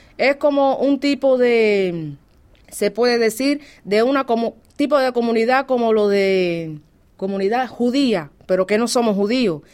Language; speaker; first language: Spanish; native; Spanish